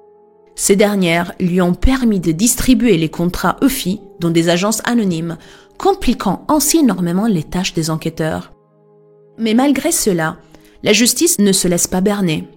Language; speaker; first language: French; native; French